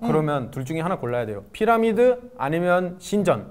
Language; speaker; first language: Korean; non-native, fluent; Arabic